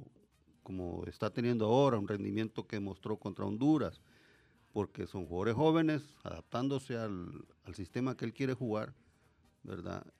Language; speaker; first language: Spanish; native; Spanish